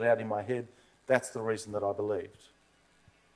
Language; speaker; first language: English; native; English